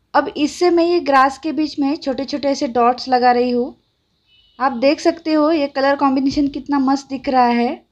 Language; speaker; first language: Hindi; non-native, local second language; Marathi